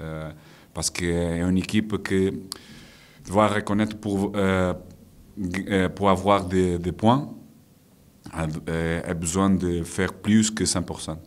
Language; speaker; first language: French; non-native, fluent; Portuguese